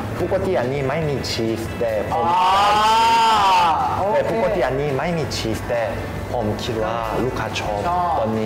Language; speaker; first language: Thai; non-native, learner; Korean